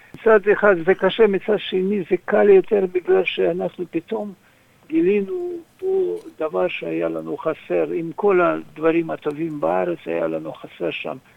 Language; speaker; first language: Hebrew; non-native, fluent; Russian